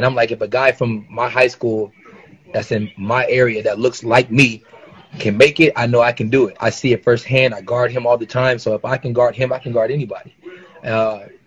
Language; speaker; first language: English; native; English